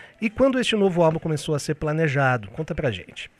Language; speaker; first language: Portuguese; native; Portuguese